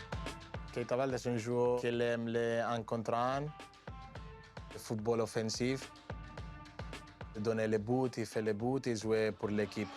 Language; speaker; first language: French; non-native, learner; Spanish